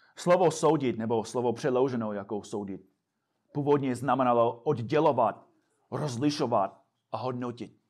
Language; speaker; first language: Czech; non-native, fluent; English